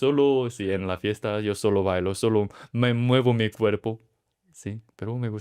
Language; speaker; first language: Spanish; non-native, learner; Korean